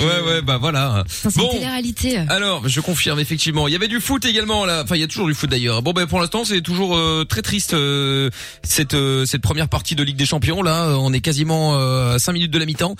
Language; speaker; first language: French; native; French